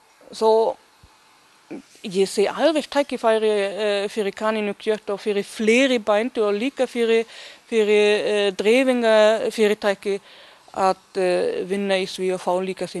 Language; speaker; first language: Icelandic; non-native, learner; Danish